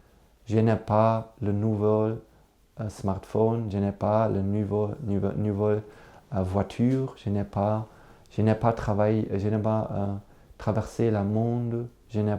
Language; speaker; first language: French; non-native, learner; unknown